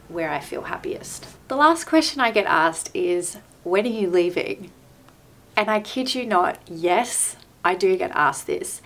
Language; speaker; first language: English; native; English